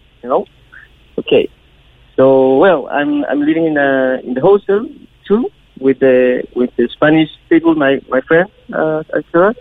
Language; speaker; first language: English; non-native, learner; Spanish